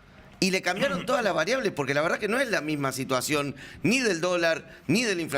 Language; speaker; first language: Spanish; native; Spanish